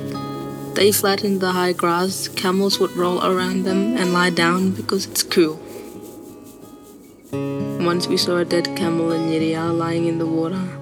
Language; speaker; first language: English; non-native, local second language; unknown